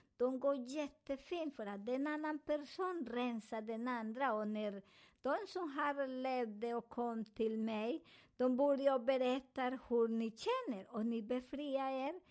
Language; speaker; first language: Swedish; non-native, learner; Spanish